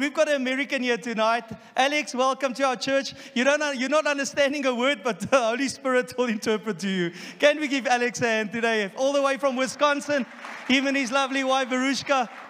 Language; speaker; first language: English; non-native, local second language; Afrikaans